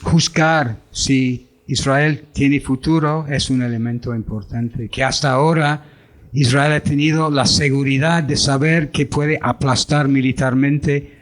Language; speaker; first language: Spanish; non-native, fluent; English